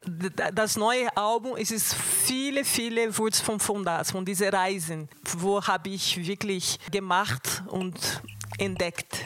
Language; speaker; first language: German; non-native, learner; Portuguese